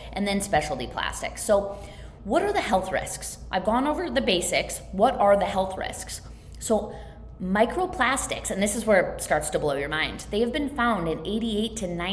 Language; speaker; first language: English; native; English